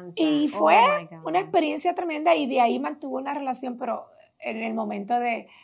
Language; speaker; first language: Spanish; native; Spanish